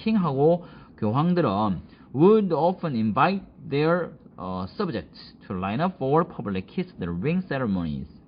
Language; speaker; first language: English; non-native, fluent; Korean